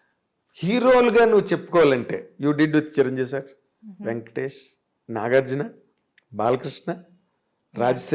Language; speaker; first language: Telugu; native; Telugu